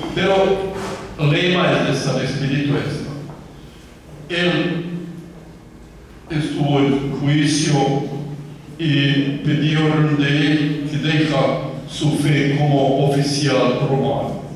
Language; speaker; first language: Spanish; non-native, fluent; Croatian